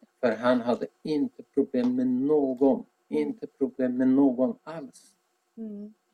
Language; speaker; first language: Swedish; non-native, fluent; Azerbaijani